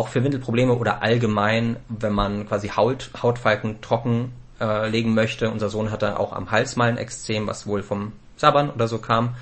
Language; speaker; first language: German; native; German